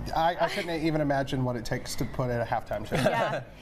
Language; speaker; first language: English; native; English